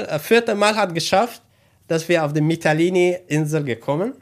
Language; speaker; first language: German; non-native, learner; Kurdish